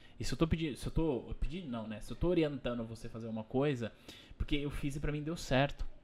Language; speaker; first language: Portuguese; native; Portuguese